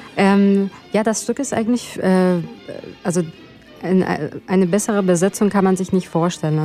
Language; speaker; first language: German; non-native, fluent; Persian